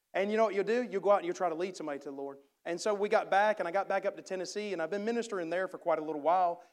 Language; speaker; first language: English; native; English